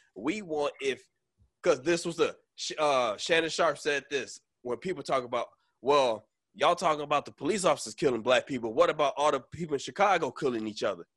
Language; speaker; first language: English; native; English